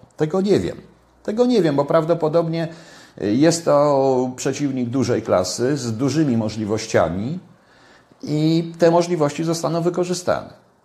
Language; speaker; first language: Polish; native; Polish